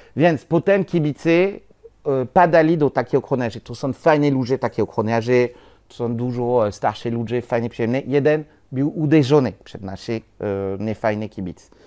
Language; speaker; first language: Polish; non-native, learner; French